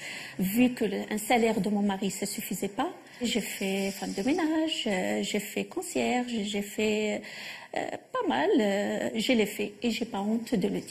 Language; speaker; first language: French; non-native, local second language; Arabic